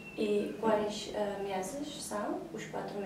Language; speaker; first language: Portuguese; non-native, fluent; Czech